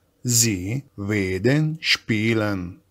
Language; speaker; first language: German; non-native, fluent; Italian